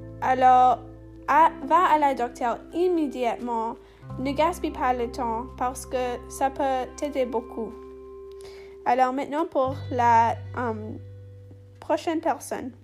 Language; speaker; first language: French; non-native, learner; English